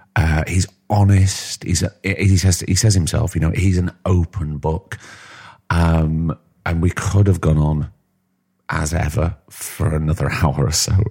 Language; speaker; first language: English; native; English